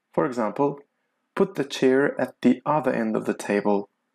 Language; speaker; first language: English; non-native, fluent; Azerbaijani